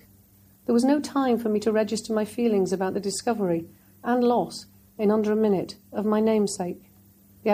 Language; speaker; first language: English; native; English